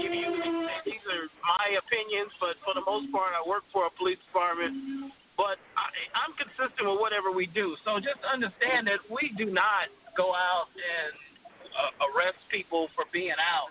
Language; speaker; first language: English; native; English